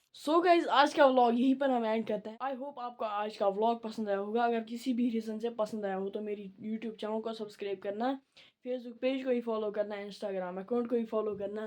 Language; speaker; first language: Hindi; non-native, local second language; Kashmiri